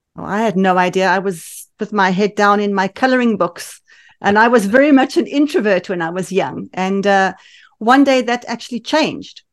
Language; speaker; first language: English; native; English